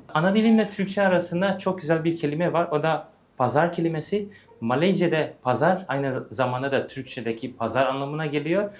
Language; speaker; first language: Turkish; early bilingual, heritage; English